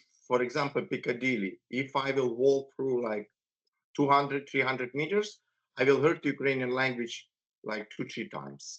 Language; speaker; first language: English; non-native, fluent; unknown